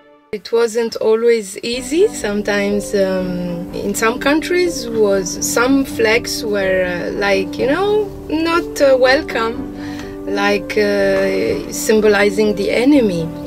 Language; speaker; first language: English; non-native, fluent; Arabic